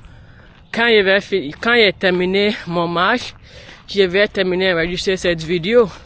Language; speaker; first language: French; non-native, learner; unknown